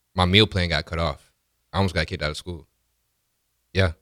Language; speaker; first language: English; native; English